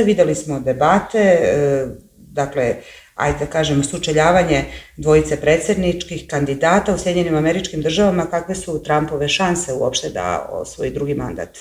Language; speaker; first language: Serbian; native; Serbian